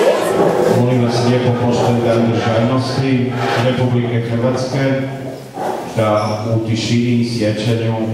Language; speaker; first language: Croatian; native; Croatian